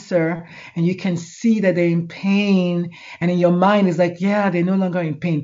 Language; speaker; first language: English; non-native, local second language; Igbo